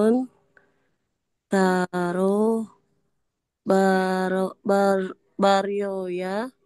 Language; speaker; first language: Korean; non-native, learner; Indonesian